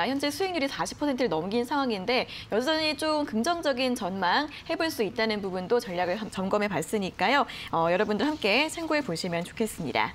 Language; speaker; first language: Korean; native; Korean